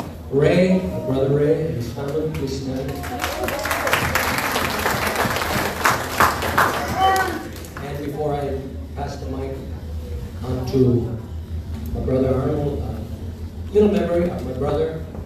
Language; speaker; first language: English; early bilingual, other home language; Spanish